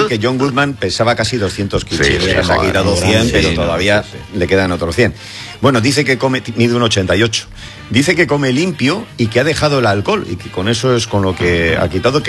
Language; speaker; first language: Spanish; native; Spanish